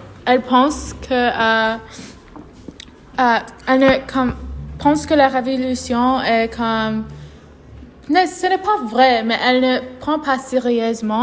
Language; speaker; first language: French; non-native, learner; English